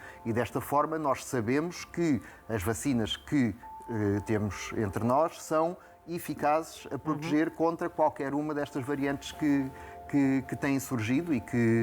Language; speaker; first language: Portuguese; native; Portuguese